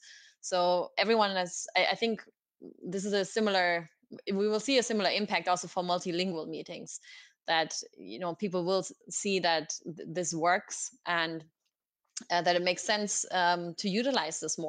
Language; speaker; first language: English; non-native, fluent; German